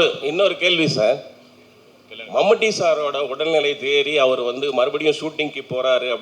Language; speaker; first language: Tamil; native; Tamil